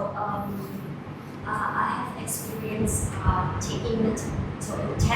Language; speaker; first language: English; non-native, learner; Malay